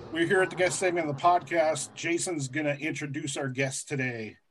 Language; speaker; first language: English; native; English